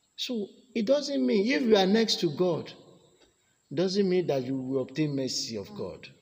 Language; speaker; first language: English; non-native, local second language; Yoruba